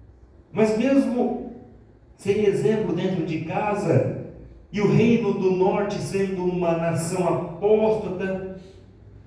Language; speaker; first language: Portuguese; native; Portuguese